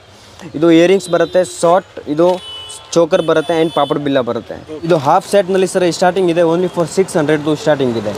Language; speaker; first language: Kannada; non-native, local second language; Hindi